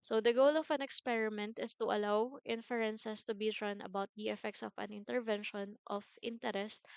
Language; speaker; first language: English; non-native, local second language; Filipino